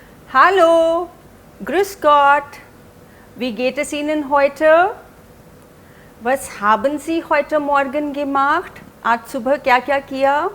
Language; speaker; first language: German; non-native, fluent; Hindi